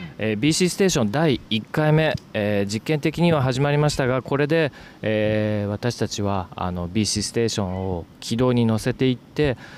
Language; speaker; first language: Japanese; native; Japanese